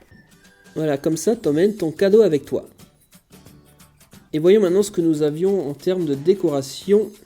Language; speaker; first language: French; native; French